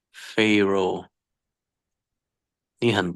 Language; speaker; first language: Chinese; non-native, learner; Indonesian